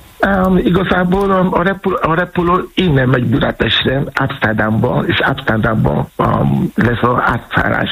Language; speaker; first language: Hungarian; non-native, fluent; Yoruba